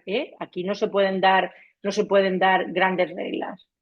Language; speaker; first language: Spanish; native; Spanish